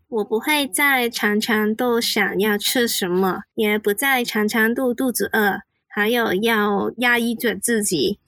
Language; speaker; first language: Chinese; non-native, local second language; Cantonese